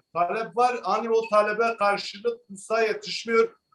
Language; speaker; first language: Turkish; native; Turkish